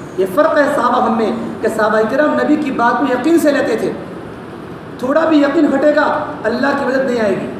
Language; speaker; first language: Urdu; non-native, local second language; Gujarati